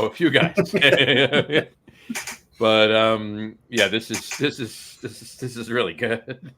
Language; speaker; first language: English; native; English